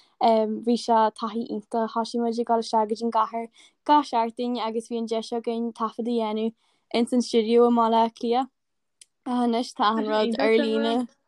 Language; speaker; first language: Irish; native; Irish